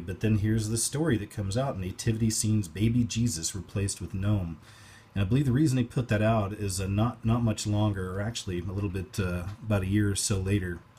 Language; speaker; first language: English; native; English